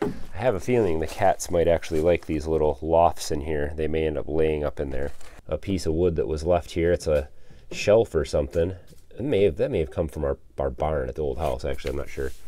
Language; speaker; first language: English; native; English